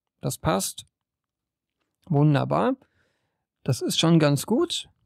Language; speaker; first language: German; native; German